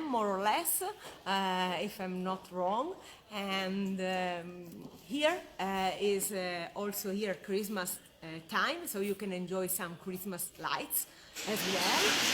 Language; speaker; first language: English; non-native, fluent; Italian